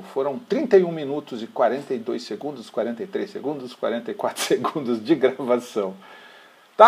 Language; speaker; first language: Portuguese; native; Portuguese